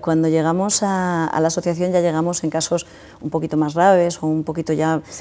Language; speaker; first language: Spanish; native; Spanish